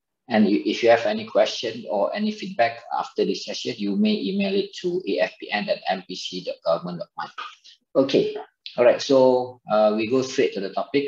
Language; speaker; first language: English; non-native, local second language; Malay